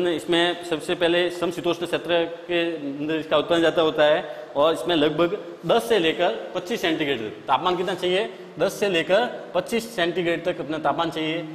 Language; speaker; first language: Hindi; native; Hindi